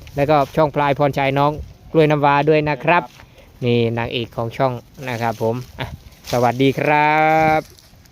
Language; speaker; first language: Thai; native; Thai